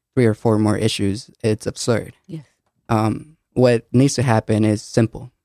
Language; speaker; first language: English; early bilingual, other home language; Spanish